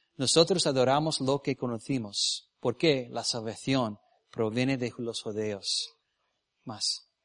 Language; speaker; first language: Spanish; early bilingual, heritage; Spanish